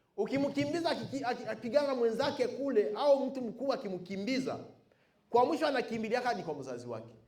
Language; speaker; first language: Swahili; non-native, local second language; Bembe